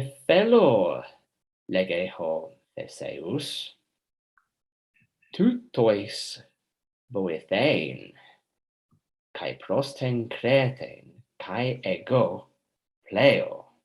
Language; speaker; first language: Greek; non-native, fluent; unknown